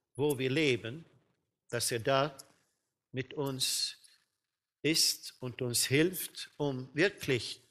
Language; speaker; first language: German; non-native, fluent; Swedish